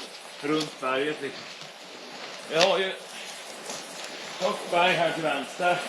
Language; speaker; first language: Swedish; native; Swedish